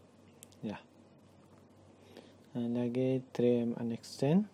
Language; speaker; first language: Indonesian; non-native, learner; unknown